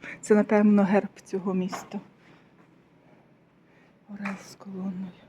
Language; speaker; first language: Ukrainian; native; Ukrainian